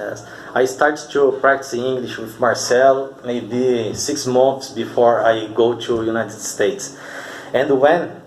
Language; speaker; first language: English; non-native, learner; Portuguese